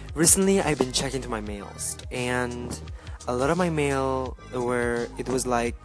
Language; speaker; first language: English; non-native, learner; Indonesian